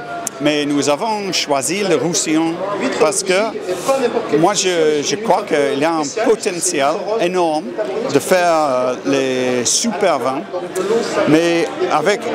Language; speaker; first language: French; non-native, fluent; English